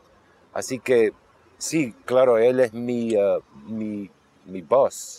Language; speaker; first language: Spanish; non-native, local second language; English